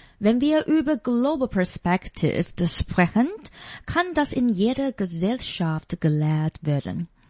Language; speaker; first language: German; non-native, fluent; Chinese